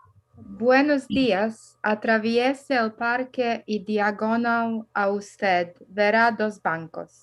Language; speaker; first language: Spanish; non-native, learner; English